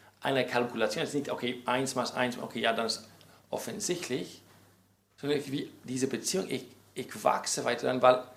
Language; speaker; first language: German; non-native, fluent; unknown